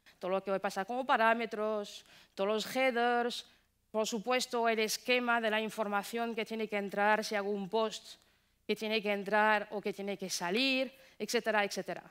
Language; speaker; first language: Spanish; non-native, fluent; French